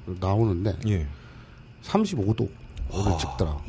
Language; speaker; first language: Korean; native; Korean